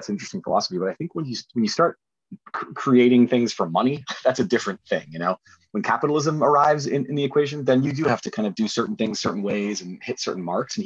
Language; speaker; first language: English; native; English